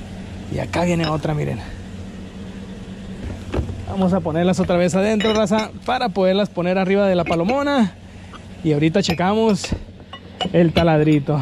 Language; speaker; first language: Spanish; native; Spanish